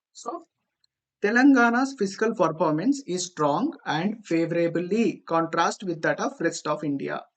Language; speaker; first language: English; non-native, local second language; Telugu